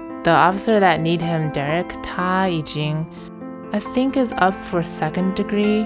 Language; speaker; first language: English; early bilingual, other home language; Chinese